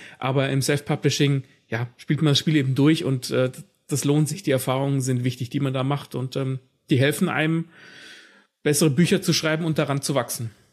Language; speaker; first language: German; native; German